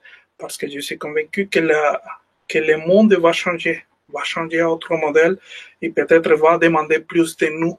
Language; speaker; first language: French; non-native, fluent; Spanish